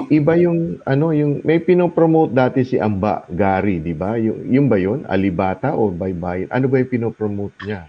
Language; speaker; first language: Filipino; non-native, local second language; Cebuano